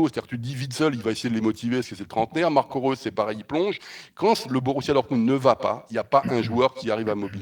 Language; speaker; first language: French; native; French